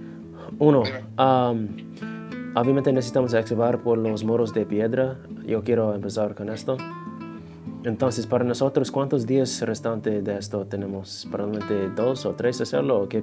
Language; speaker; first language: Spanish; non-native, fluent; English